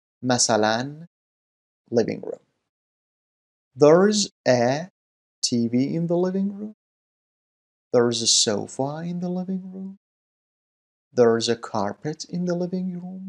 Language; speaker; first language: English; non-native, fluent; Persian